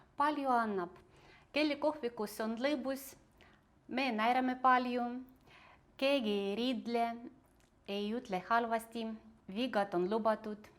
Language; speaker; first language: Estonian; non-native, local second language; Russian